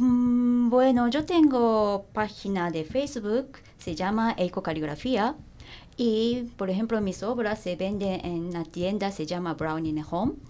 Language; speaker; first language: Spanish; non-native, learner; Japanese